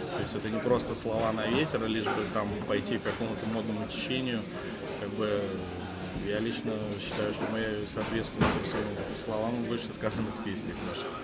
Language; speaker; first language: Russian; native; Russian